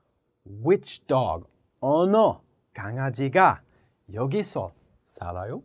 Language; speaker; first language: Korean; non-native, learner; English